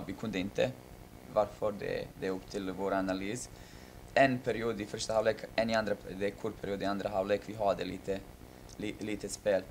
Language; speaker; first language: Swedish; non-native, fluent; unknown